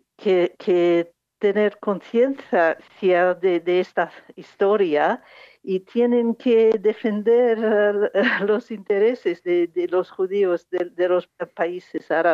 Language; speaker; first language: Spanish; non-native, fluent; English